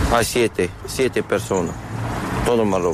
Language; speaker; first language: Spanish; non-native, learner; Arabic